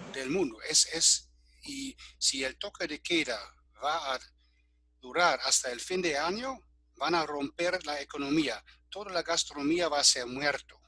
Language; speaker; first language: Spanish; non-native, fluent; German